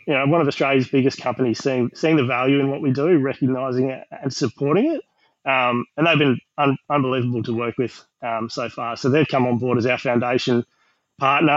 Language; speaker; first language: English; native; English